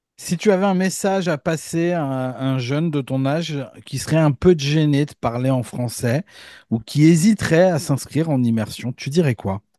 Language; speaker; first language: French; native; French